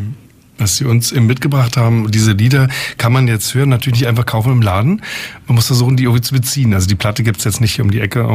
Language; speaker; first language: German; native; German